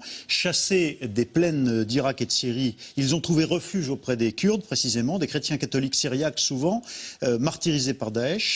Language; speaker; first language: French; native; French